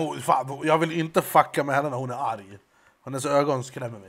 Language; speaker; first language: Swedish; native; Swedish